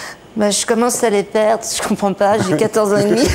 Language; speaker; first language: French; native; French